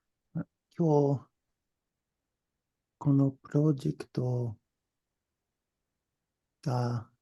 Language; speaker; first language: Japanese; non-native, learner; English